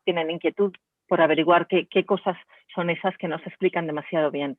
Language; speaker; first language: Spanish; native; Spanish